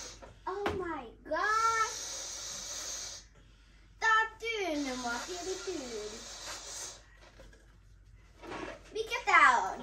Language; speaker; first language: Finnish; early bilingual, other home language; Kinyarwanda